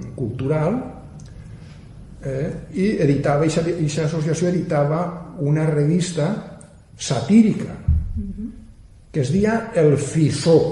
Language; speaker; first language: Catalan; native; Catalan